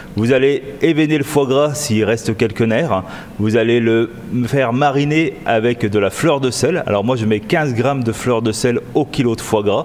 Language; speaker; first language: French; native; French